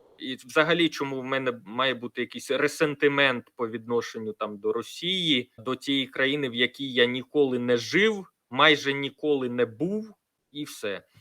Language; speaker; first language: Ukrainian; non-native, local second language; Russian